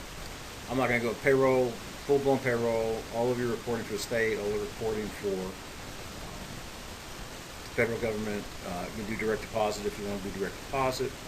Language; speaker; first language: English; native; English